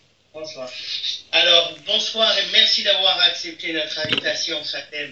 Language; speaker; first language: French; native; French